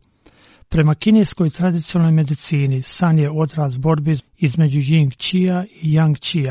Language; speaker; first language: Croatian; non-native, fluent; Chinese